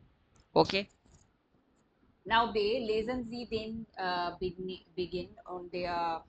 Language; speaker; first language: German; non-native, fluent; Hindi